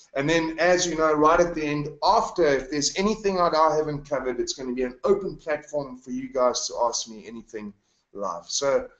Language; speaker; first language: English; native; English